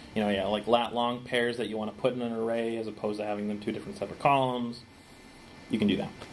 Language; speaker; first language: English; native; English